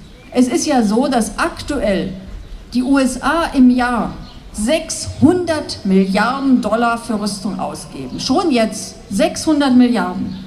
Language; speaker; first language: German; native; German